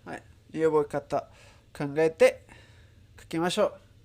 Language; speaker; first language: Japanese; non-native, learner; Spanish